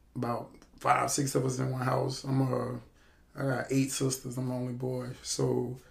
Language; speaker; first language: English; native; English